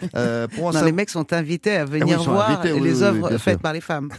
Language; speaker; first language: French; non-native, fluent; Persian